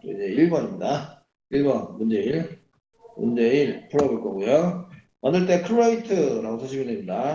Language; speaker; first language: Korean; native; Korean